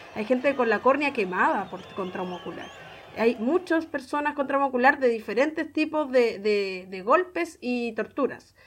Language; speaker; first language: Spanish; native; Spanish